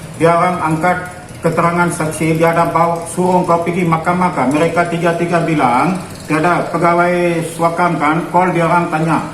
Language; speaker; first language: Malay; non-native, local second language; Tamil